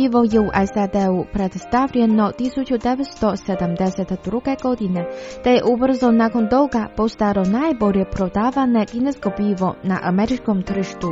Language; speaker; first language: Croatian; non-native, fluent; Chinese